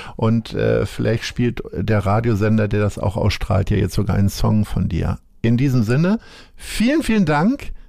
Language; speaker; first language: German; native; German